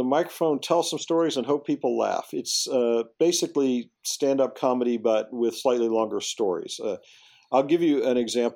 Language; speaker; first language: English; native; English